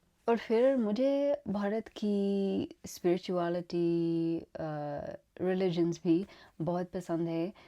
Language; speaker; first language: Hindi; non-native, learner; English